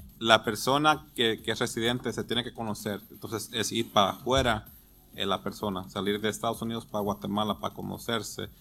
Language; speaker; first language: Spanish; early bilingual, heritage; Spanish